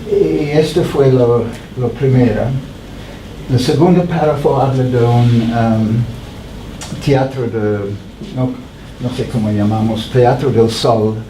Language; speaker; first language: Spanish; non-native, fluent; English